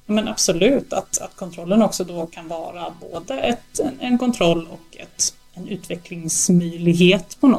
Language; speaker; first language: Swedish; native; Swedish